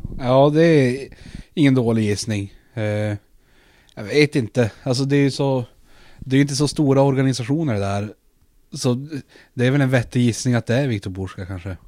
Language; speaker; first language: Swedish; native; Swedish